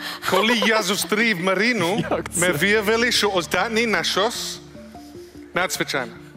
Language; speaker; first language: Ukrainian; non-native, learner; English